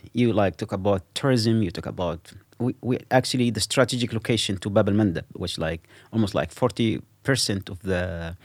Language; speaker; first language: English; non-native, fluent; Arabic